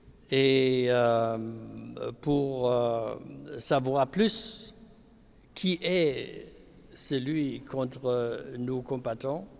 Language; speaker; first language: French; non-native, fluent; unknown